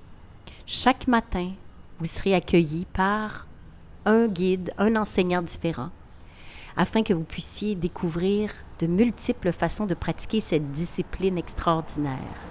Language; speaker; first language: French; native; French